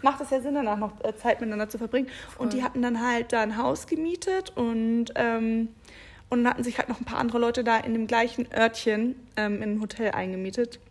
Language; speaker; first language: German; native; German